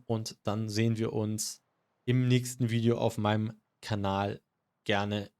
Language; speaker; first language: German; native; German